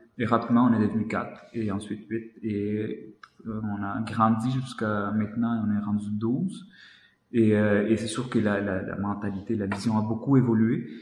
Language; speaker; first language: French; non-native, fluent; Spanish